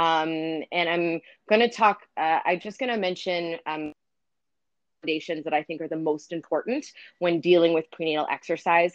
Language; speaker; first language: English; native; English